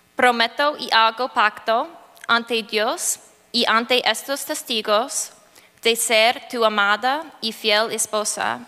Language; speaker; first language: Spanish; non-native, learner; English